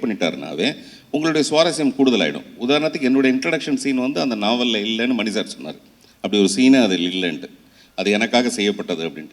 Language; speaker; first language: Tamil; native; Tamil